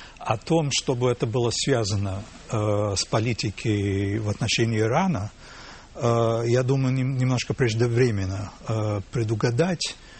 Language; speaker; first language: Russian; non-native, fluent; English